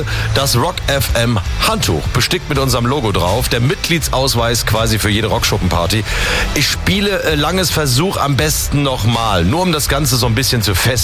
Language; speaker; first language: German; native; German